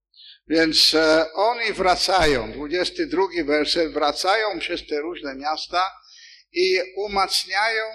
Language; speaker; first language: Polish; non-native, fluent; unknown